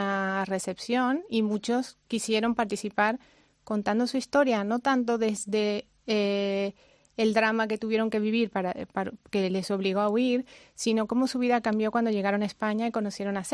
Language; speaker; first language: Spanish; native; Spanish